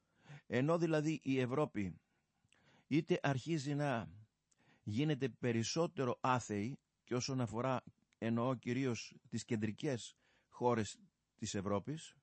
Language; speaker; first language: Greek; native; Greek